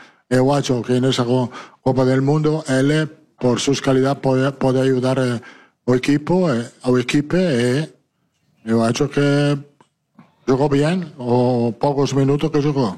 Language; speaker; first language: Portuguese; non-native, learner; Italian